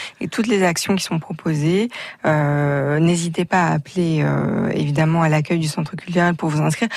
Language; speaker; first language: French; native; French